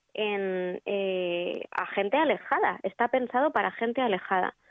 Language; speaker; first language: Spanish; native; Spanish